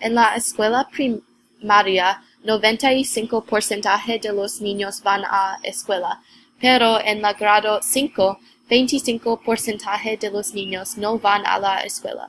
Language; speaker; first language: Spanish; non-native, learner; English